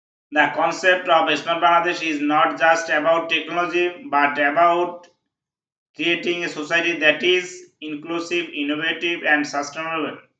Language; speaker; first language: English; non-native, local second language; Bangla